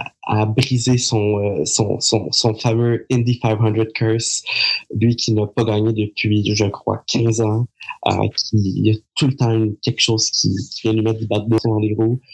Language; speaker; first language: French; native; French